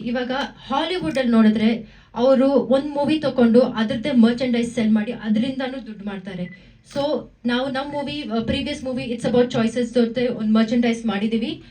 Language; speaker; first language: Kannada; non-native, local second language; Tamil